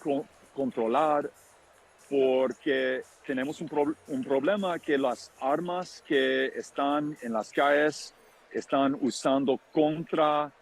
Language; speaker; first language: Spanish; non-native, fluent; English